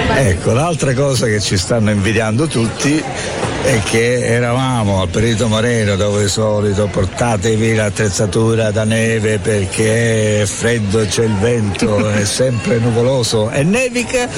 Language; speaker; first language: Italian; native; Italian